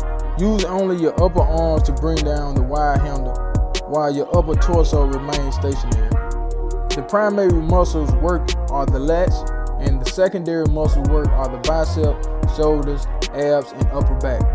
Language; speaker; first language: English; native; English